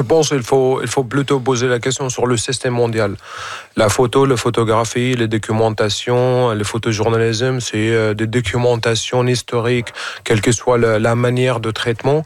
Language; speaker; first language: French; non-native, fluent; Arabic